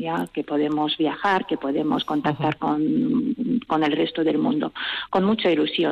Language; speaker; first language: Spanish; non-native, fluent; Russian